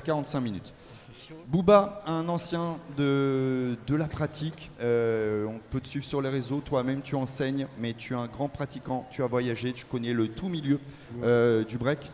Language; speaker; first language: French; native; French